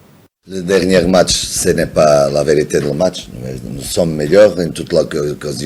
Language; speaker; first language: French; non-native, learner; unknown